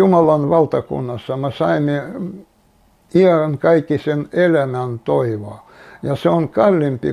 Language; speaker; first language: Finnish; non-native, learner; Russian